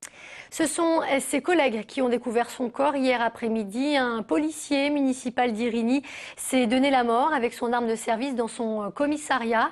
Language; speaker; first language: French; native; French